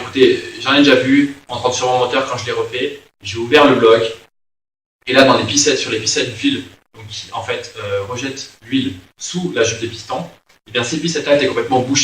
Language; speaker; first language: French; native; French